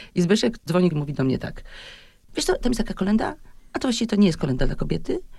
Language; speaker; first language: Polish; native; Polish